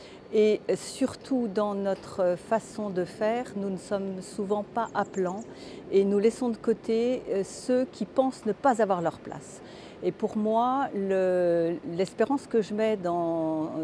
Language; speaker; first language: French; native; French